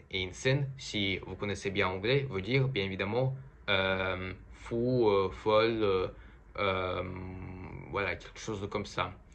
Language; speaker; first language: French; non-native, fluent; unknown